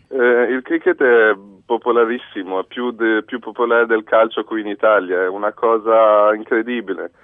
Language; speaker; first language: Italian; early bilingual, heritage; Italian